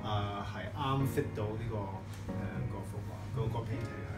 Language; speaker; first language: Cantonese; early bilingual, heritage; English